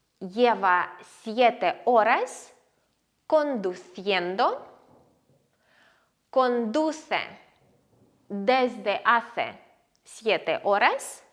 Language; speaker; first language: Spanish; non-native, fluent; Ukrainian